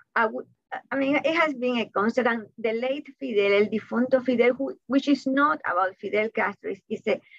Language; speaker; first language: English; non-native, fluent; Spanish